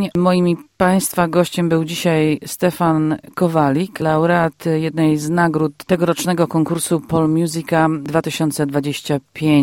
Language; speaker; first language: Polish; native; Polish